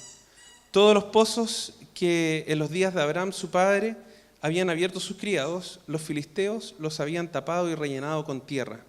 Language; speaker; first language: Spanish; native; Spanish